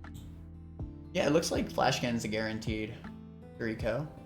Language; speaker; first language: English; native; English